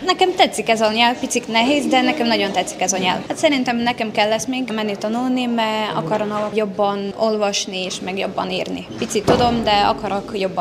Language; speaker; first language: Hungarian; non-native, learner; Ukrainian